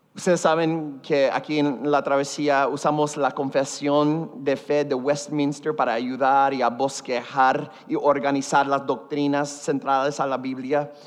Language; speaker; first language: Spanish; early bilingual, heritage; Spanish